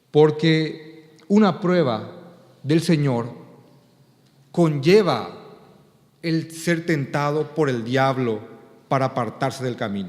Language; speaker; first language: Spanish; native; Spanish